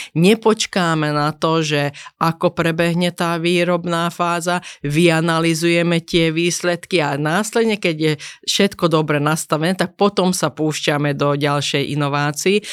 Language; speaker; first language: Slovak; non-native, local second language; Hungarian